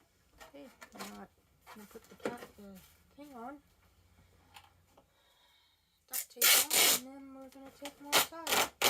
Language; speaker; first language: English; native; English